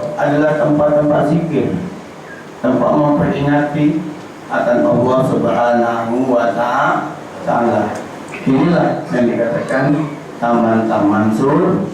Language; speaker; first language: Malay; non-native, local second language; Javanese